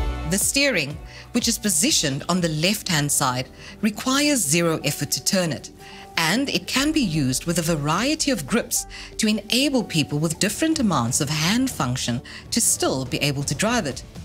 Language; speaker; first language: English; native; English